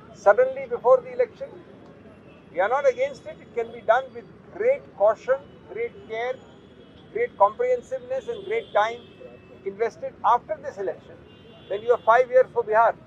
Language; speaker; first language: English; non-native, local second language; Hindi